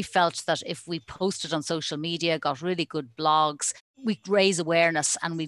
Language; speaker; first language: English; native; English